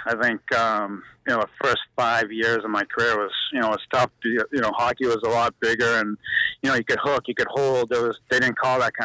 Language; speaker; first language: English; native; English